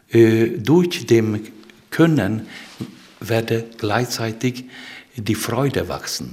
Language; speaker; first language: German; non-native, fluent; Hungarian